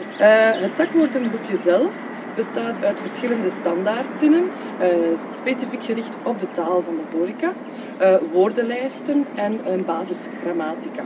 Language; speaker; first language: Dutch; native; Dutch